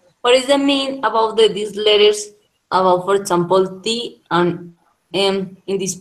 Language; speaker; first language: English; non-native, learner; Spanish